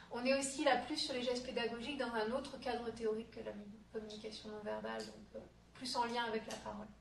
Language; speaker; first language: French; native; French